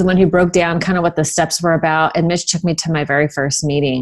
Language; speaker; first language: English; native; English